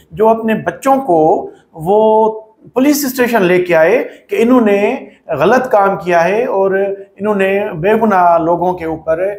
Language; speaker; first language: Urdu; non-native, local second language; Sindhi